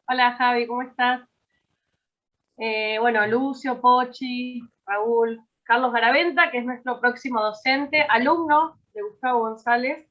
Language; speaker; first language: Spanish; native; Spanish